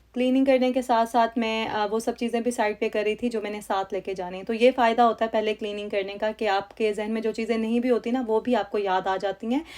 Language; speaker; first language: Urdu; native; Urdu